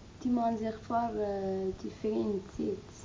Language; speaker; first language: Dutch; non-native, learner; Arabic